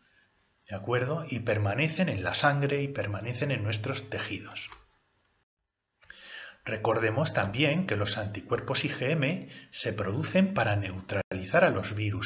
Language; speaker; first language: Spanish; native; Spanish